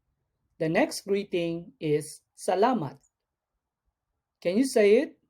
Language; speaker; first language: English; non-native, local second language; Cebuano